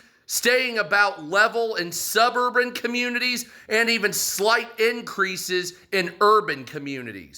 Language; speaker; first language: English; native; English